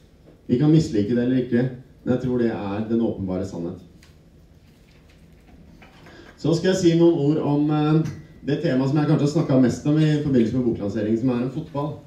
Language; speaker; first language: Norwegian; native; Norwegian